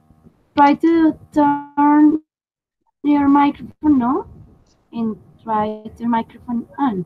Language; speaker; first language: English; non-native, fluent; Spanish